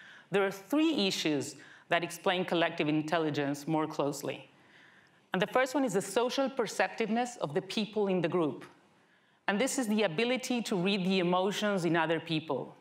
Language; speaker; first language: English; non-native, fluent; Spanish